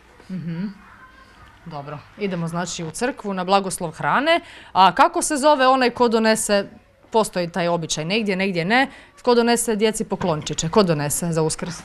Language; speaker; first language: Croatian; native; Croatian